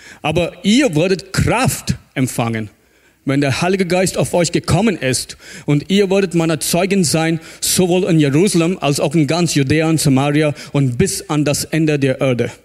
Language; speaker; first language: German; non-native, fluent; English